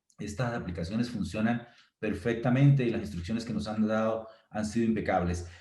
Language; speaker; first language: Spanish; native; Spanish